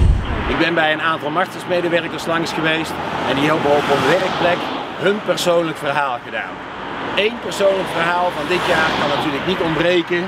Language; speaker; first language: Dutch; native; Dutch